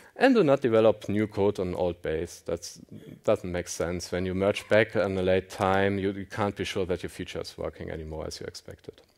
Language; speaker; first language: English; non-native, fluent; German